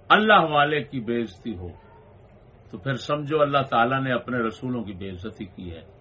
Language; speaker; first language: Urdu; non-native, local second language; Punjabi